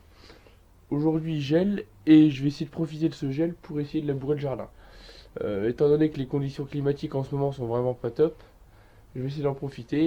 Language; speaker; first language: French; native; French